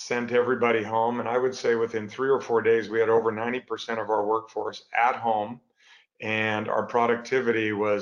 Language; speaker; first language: English; native; English